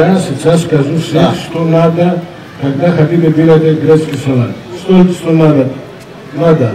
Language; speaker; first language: Russian; non-native, learner; Greek